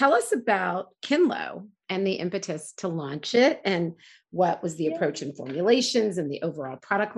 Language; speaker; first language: English; native; English